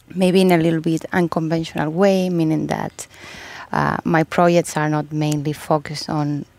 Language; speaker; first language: English; non-native, fluent; Spanish